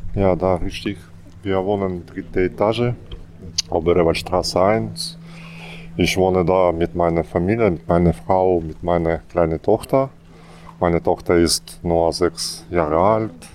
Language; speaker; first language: German; non-native, learner; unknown